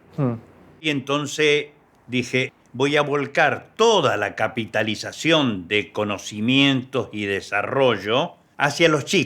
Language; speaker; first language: Spanish; native; Spanish